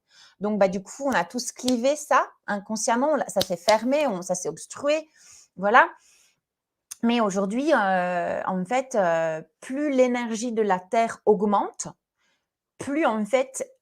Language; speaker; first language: French; native; French